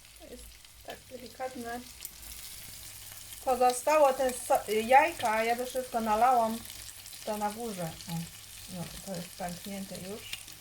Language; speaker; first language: Polish; non-native, learner; Chinese